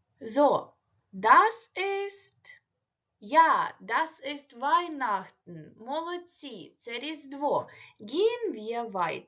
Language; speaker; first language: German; non-native, fluent; Ukrainian